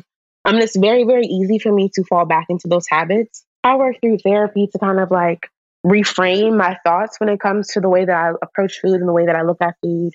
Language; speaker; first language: English; native; English